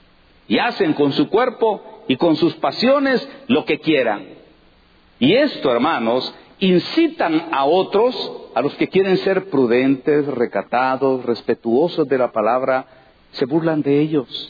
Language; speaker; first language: Spanish; native; Spanish